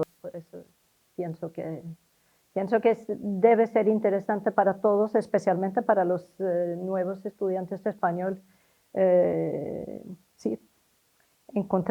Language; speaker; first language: Spanish; non-native, fluent; Norwegian